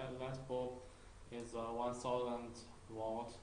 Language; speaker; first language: English; non-native, learner; Chinese